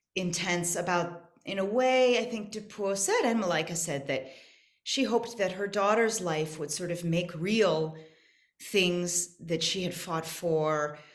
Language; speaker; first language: English; native; English